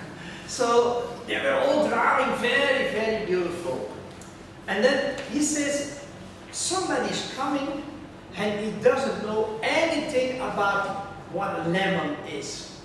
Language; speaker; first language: English; non-native, fluent; Dutch